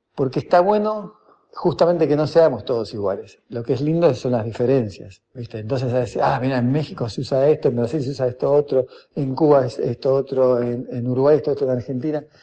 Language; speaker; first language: Spanish; native; Spanish